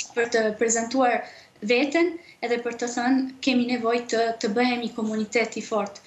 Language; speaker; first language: Albanian; early bilingual, heritage; Albanian